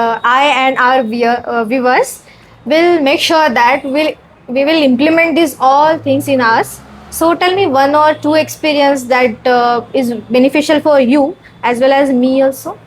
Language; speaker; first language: English; non-native, learner; Marathi